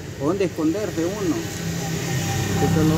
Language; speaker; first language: Spanish; native; Spanish